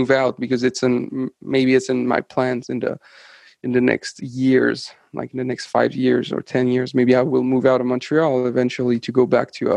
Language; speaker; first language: English; non-native, fluent; French